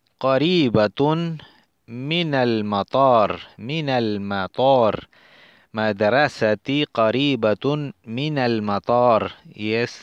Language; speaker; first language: Arabic; non-native, learner; Spanish